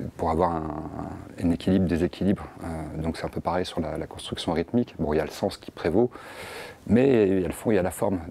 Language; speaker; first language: French; native; French